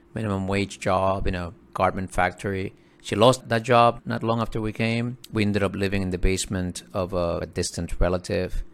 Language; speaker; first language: English; early bilingual, other home language; Spanish